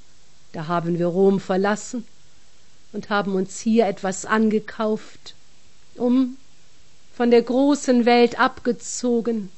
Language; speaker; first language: German; native; German